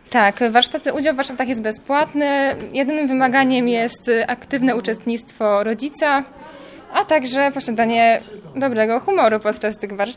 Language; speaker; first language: Polish; native; Polish